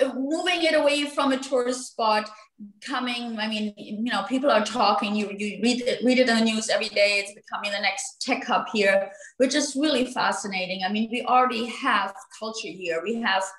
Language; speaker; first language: English; non-native, fluent; German